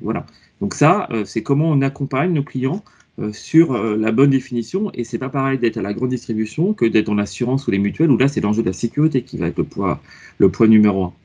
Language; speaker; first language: French; native; French